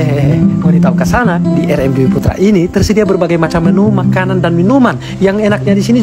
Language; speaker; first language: Indonesian; native; Indonesian